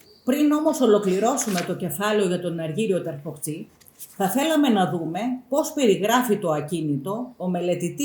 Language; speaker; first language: Greek; native; Greek